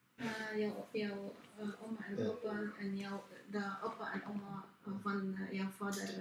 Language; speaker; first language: Dutch; early bilingual, other home language; Arabic